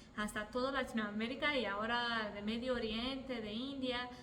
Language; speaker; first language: Spanish; non-native, fluent; Persian